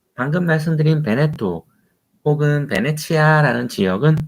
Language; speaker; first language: Korean; native; Korean